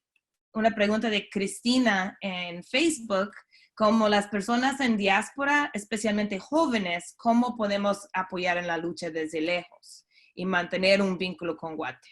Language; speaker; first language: Spanish; non-native, fluent; English